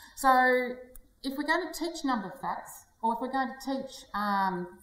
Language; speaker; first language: English; native; English